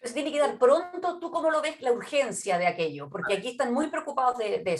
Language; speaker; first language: Spanish; native; Spanish